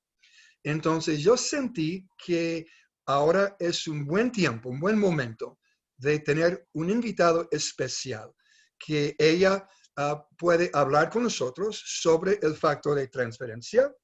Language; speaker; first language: Spanish; non-native, fluent; English